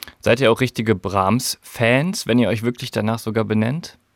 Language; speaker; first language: German; native; German